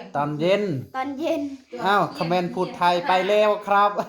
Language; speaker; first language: Thai; non-native, fluent; Khmer